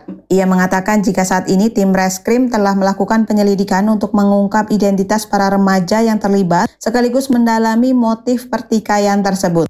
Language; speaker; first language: Indonesian; native; Indonesian